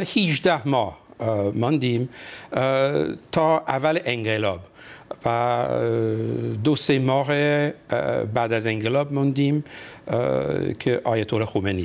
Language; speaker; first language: Persian; non-native, fluent; English